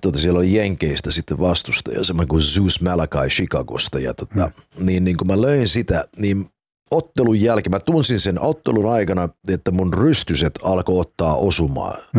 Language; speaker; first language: Finnish; early bilingual, heritage; Finnish